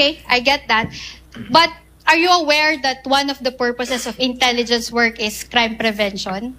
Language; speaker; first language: English; non-native, local second language; Filipino